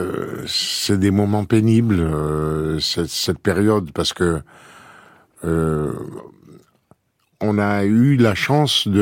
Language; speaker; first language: French; native; French